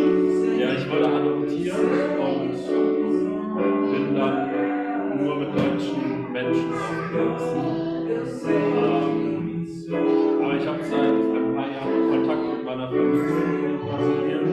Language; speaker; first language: German; early bilingual, other home language; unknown